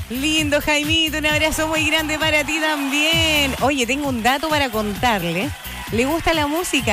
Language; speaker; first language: Spanish; native; Spanish